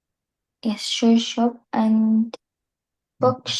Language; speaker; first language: English; non-native, learner; Arabic